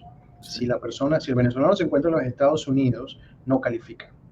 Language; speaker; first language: Spanish; native; Spanish